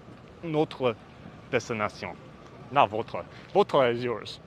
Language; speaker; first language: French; non-native, learner; English